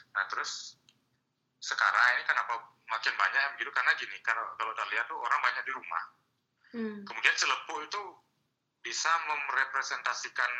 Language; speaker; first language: Indonesian; native; Indonesian